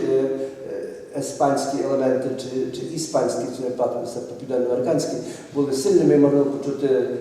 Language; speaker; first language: Ukrainian; early bilingual, heritage; Ukrainian